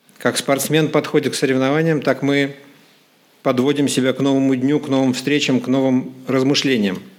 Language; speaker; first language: Russian; native; Russian